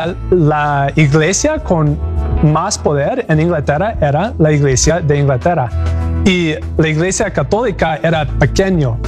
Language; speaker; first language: Spanish; non-native, learner; English